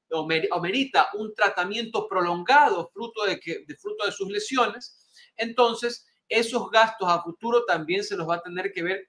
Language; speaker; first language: Spanish; native; Spanish